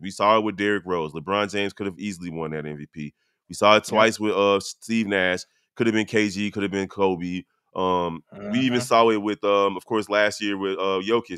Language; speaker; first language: English; native; English